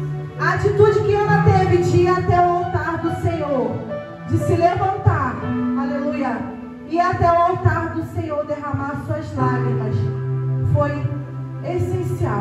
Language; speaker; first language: Portuguese; native; Portuguese